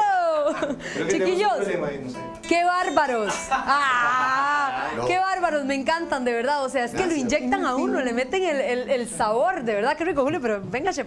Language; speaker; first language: Spanish; native; Spanish